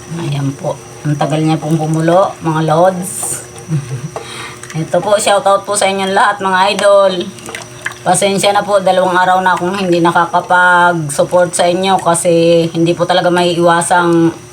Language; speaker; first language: Filipino; non-native, local second language; Bikol